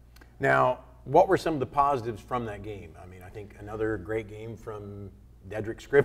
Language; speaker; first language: English; native; English